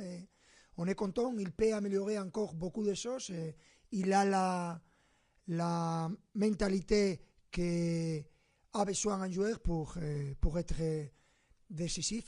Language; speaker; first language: French; non-native, fluent; Spanish